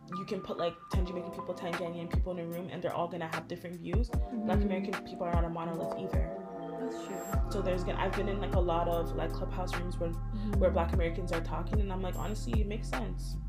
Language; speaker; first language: English; early bilingual, other home language; Akan